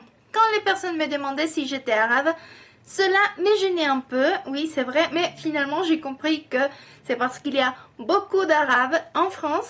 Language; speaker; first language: French; non-native, fluent; Spanish